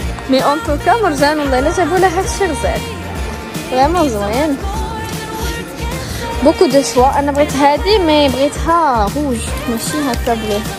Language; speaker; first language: Arabic; early bilingual, other home language; French